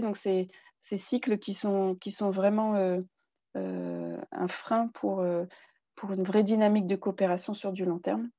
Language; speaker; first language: French; native; French